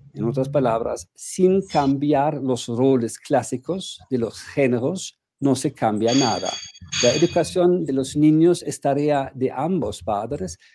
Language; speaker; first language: Spanish; non-native, fluent; German